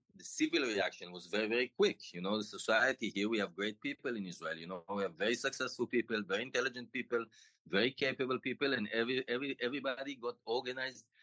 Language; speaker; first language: English; non-native, fluent; Hebrew